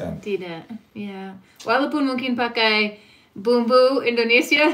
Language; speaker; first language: Indonesian; non-native, fluent; English